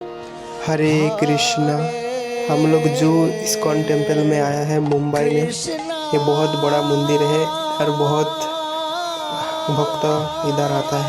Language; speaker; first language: Hindi; non-native, local second language; Bangla